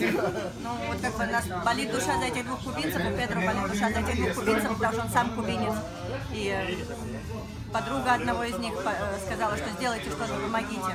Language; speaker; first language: Russian; native; Russian